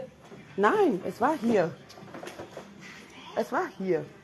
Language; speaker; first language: German; non-native, fluent; French